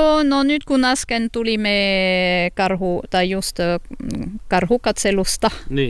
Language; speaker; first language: Finnish; non-native, learner; French